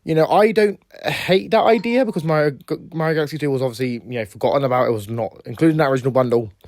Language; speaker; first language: English; native; English